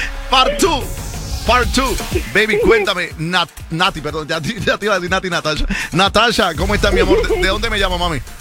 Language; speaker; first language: Spanish; native; Spanish